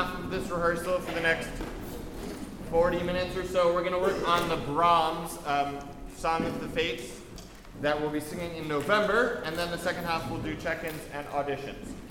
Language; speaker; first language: English; native; English